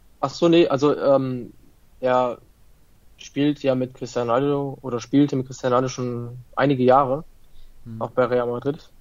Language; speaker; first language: German; early bilingual, other home language; Italian